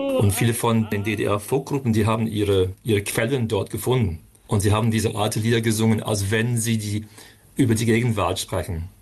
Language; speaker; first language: German; non-native, fluent; English